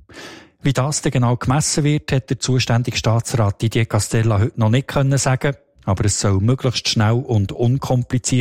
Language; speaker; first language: German; native; German